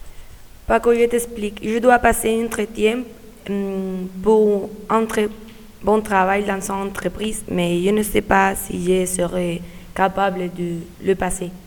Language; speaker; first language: French; non-native, learner; Spanish